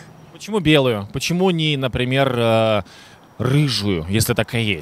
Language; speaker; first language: Russian; native; Russian